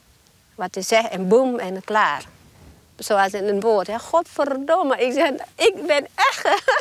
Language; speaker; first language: Dutch; non-native, learner; Thai